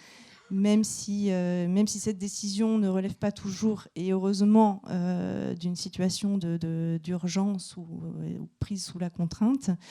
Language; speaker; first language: French; native; French